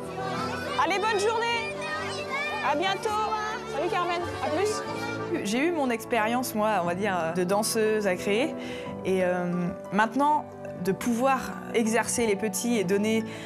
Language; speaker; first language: French; native; French